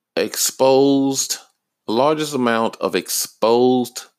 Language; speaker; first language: English; native; English